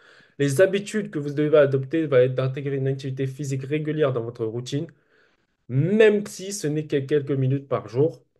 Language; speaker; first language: French; native; French